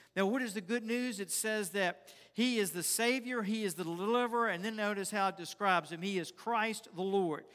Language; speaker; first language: English; native; English